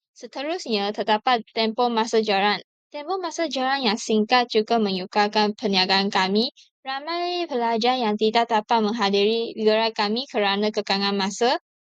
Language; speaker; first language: Malay; non-native, local second language; Chinese